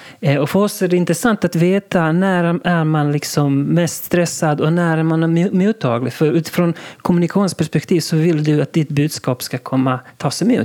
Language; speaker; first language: Swedish; non-native, local second language; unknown